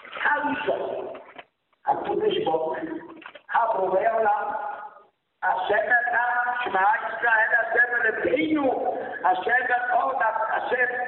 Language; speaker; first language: Hebrew; non-native, fluent; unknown